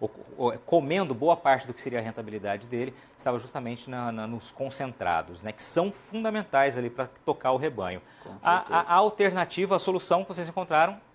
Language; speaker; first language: Portuguese; native; Portuguese